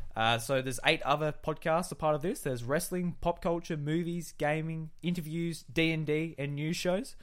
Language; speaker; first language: English; native; English